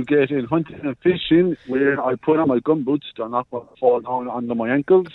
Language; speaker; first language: English; native; English